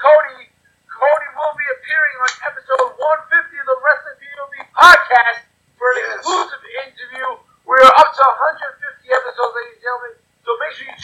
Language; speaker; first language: English; native; English